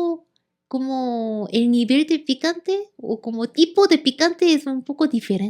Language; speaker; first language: Spanish; non-native, learner; Korean